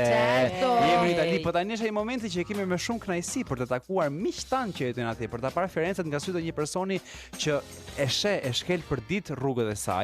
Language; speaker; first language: Albanian; native; Albanian